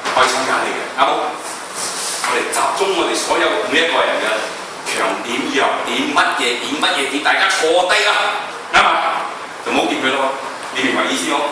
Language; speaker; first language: Cantonese; native; Cantonese